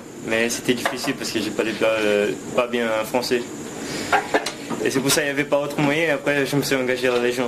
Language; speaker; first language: French; non-native, fluent; Portuguese